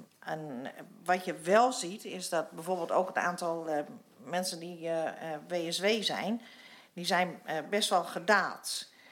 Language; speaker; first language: Dutch; native; Dutch